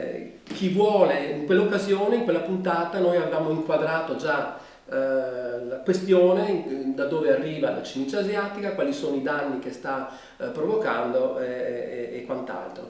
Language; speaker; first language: Italian; native; Italian